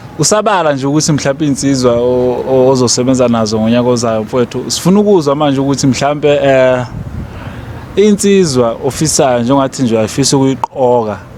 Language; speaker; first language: Zulu; native; Zulu